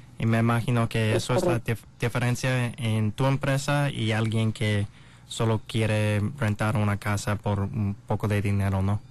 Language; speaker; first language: Spanish; non-native, learner; English